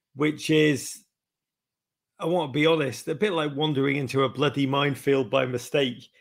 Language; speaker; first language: English; native; English